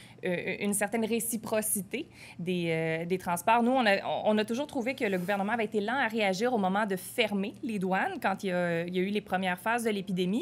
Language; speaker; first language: French; native; French